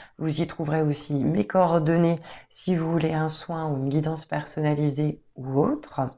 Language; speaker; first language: French; native; French